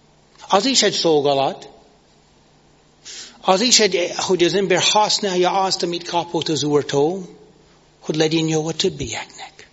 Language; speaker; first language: Hungarian; non-native, fluent; English